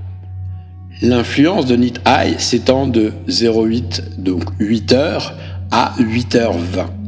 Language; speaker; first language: French; native; French